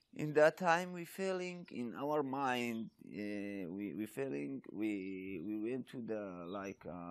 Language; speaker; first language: English; non-native, learner; Arabic